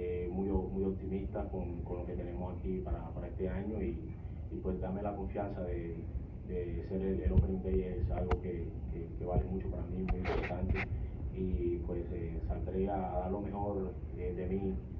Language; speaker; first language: Spanish; native; Spanish